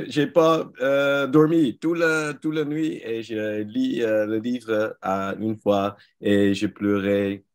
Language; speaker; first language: French; non-native, learner; Dutch